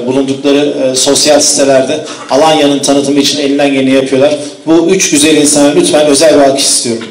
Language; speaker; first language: Turkish; native; Turkish